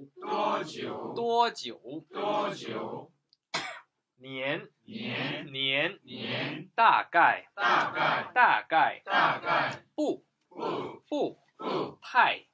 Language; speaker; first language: Chinese; non-native, fluent; Korean